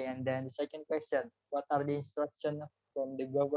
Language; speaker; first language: English; non-native, learner; Indonesian